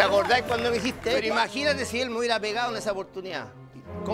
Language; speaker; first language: Spanish; native; Spanish